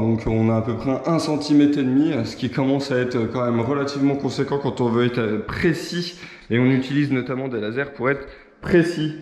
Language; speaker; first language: French; native; French